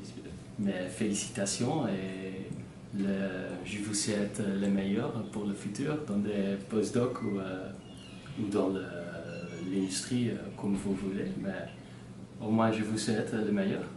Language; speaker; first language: French; non-native, learner; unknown